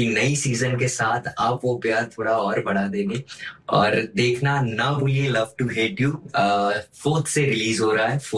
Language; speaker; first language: Hindi; non-native, local second language; Gujarati